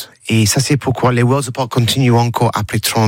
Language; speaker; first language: French; non-native, learner; English